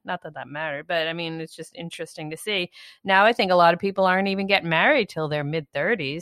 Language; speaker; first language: English; native; English